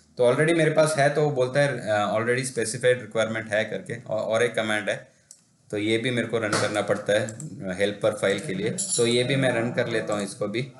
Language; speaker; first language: Hindi; non-native, local second language; Tamil